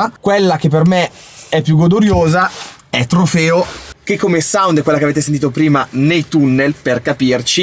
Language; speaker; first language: Italian; native; Italian